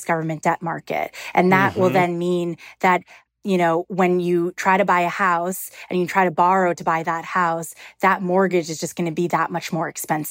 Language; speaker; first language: English; native; English